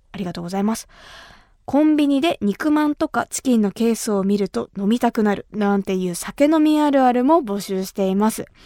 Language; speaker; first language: Japanese; native; Japanese